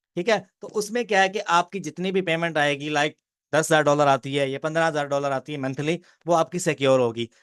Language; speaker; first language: Urdu; non-native, local second language; Punjabi